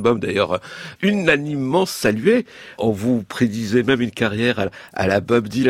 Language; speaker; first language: French; native; French